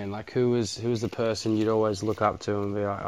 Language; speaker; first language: English; native; English